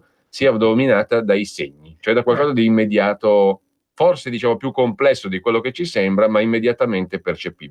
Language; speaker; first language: Italian; native; Italian